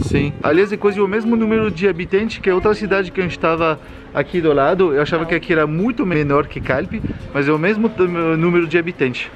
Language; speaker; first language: Portuguese; non-native, fluent; French